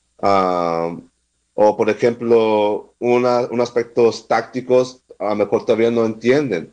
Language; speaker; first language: Spanish; non-native, fluent; English